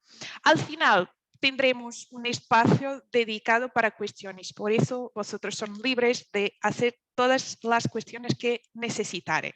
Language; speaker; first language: Spanish; non-native, fluent; Portuguese